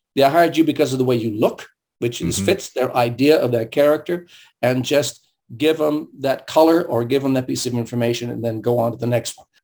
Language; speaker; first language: English; early bilingual, other home language; German